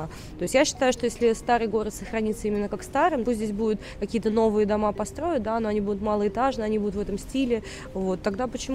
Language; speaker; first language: Russian; native; Russian